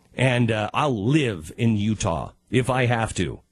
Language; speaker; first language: English; native; English